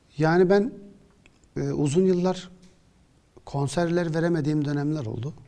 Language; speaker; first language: Turkish; early bilingual, other home language; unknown